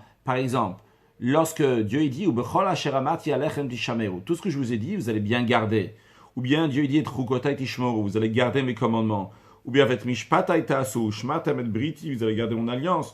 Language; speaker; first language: French; native; French